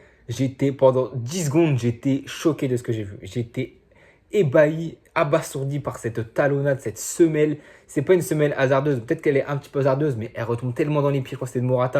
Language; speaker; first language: French; native; French